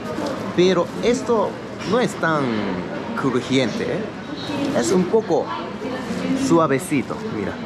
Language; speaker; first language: Spanish; non-native, fluent; Japanese